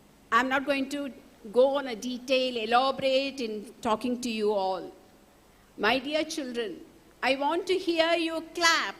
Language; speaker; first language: English; non-native, local second language; Tamil